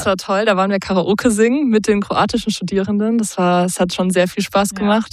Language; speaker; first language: German; native; German